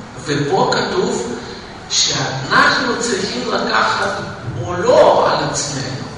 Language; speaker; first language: Hebrew; non-native, fluent; Russian